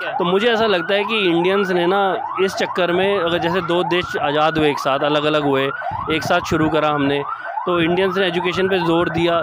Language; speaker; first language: Hindi; native; Hindi